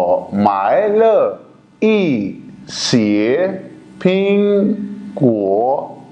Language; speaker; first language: Chinese; non-native, fluent; Urdu